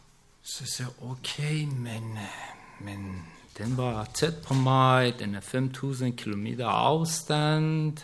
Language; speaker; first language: Danish; non-native, learner; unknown